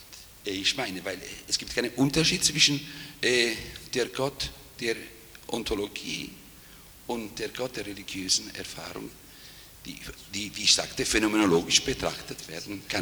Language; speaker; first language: German; non-native, fluent; Italian